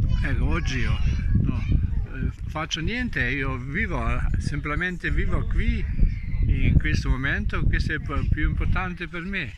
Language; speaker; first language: Italian; non-native, learner; Slovenian